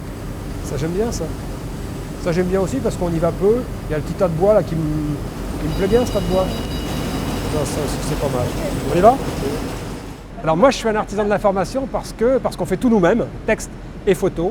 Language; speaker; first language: French; native; French